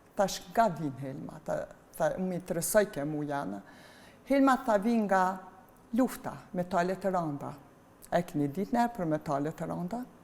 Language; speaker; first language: Albanian; native; Albanian